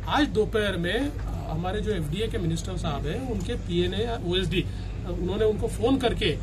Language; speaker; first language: Hindi; non-native, local second language; Marathi